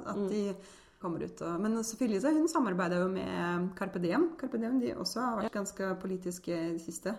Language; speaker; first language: Norwegian; early bilingual, other home language; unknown